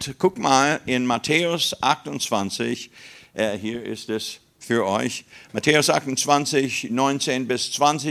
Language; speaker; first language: German; non-native, fluent; English